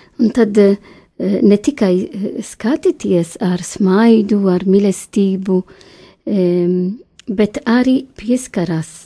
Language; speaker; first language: Latvian; non-native, learner; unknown